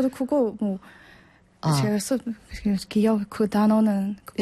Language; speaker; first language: Korean; non-native, learner; Burmese